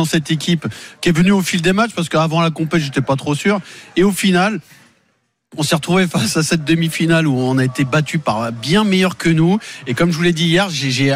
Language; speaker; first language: French; native; French